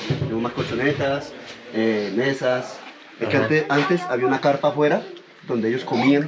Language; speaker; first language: Spanish; native; Spanish